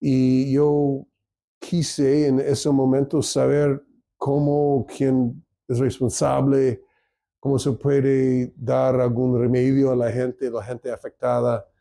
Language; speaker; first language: Spanish; non-native, fluent; English